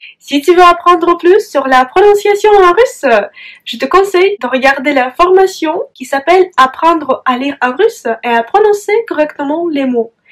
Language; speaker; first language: French; non-native, fluent; Russian